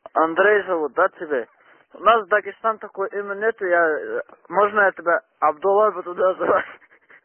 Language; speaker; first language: Russian; non-native, local second language; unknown